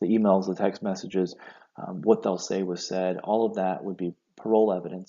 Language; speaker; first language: English; native; English